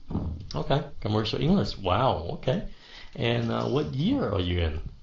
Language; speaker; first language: English; non-native, fluent; Vietnamese